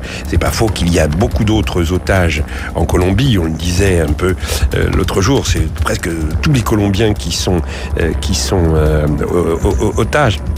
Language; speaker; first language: French; native; French